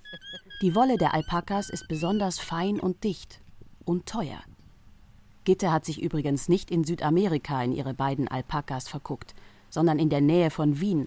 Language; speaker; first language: German; native; German